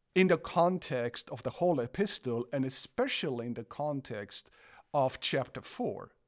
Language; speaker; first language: English; non-native, fluent; Croatian